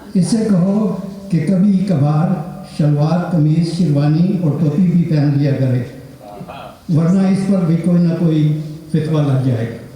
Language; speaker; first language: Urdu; non-native, local second language; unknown